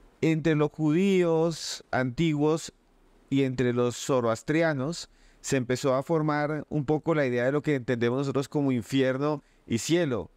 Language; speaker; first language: Spanish; native; Spanish